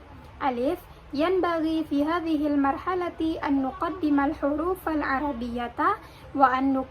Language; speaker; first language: Arabic; non-native, learner; Indonesian